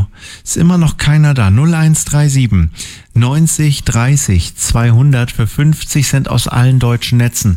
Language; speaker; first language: German; native; German